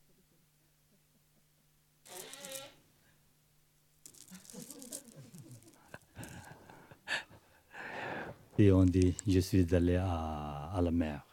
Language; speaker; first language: French; non-native, learner; Tibetan